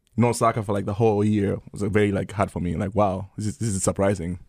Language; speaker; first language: English; early bilingual, other home language; Swahili